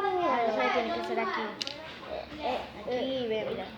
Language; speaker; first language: Spanish; native; Spanish